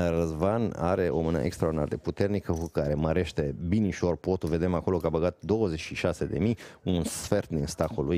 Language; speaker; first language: Romanian; native; Romanian